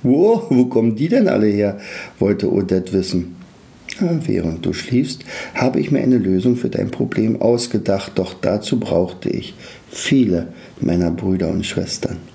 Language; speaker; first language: German; native; German